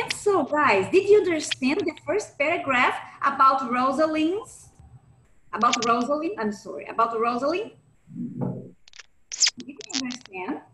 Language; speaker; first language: English; non-native, fluent; Portuguese